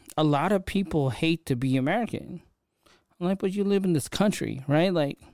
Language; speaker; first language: English; early bilingual, other home language; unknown